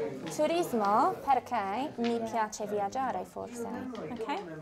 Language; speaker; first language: Italian; non-native, fluent; English